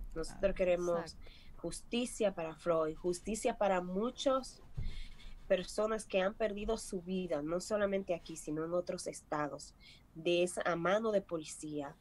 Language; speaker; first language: Spanish; native; Spanish